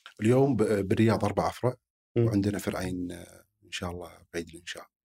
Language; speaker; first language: Arabic; native; Arabic